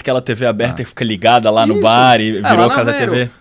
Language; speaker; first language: Portuguese; native; Portuguese